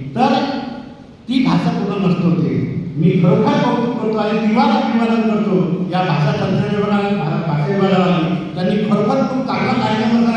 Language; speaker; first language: Marathi; non-native, local second language; Bhili